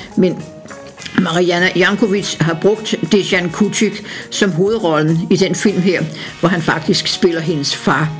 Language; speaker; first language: Danish; native; Danish